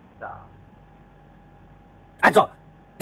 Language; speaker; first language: German; non-native, learner; Hindi